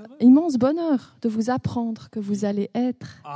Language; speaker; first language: French; native; French